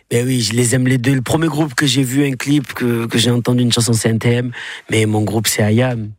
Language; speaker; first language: French; native; French